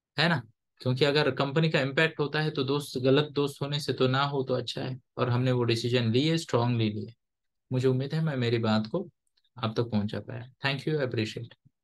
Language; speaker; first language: Hindi; non-native, local second language; Marathi